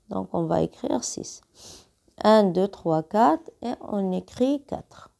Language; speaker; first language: French; non-native, local second language; Arabic